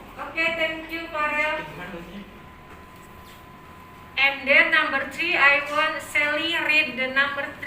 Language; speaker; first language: English; non-native, learner; Indonesian